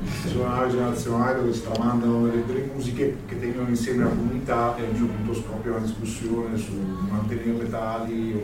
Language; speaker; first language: Italian; native; Italian